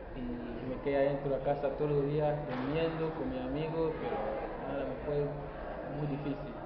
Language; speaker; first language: Spanish; non-native, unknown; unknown